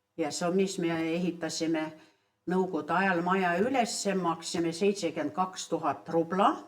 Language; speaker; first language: Estonian; early bilingual, heritage; Estonian